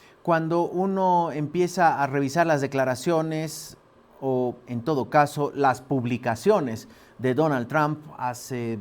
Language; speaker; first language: Spanish; native; Spanish